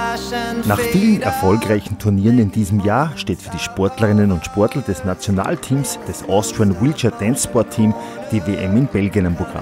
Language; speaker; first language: German; native; German